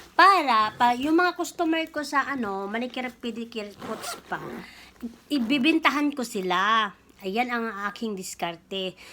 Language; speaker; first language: Filipino; non-native, local second language; Cebuano